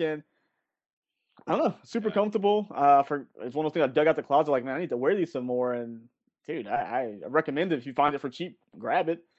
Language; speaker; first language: English; native; English